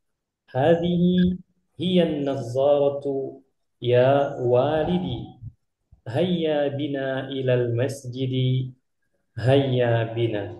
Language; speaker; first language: Arabic; non-native, fluent; Indonesian